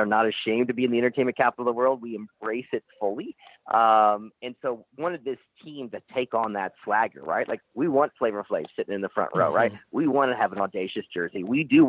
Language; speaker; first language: English; native; English